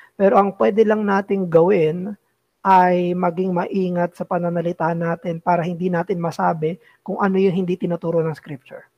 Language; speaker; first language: Filipino; native; Filipino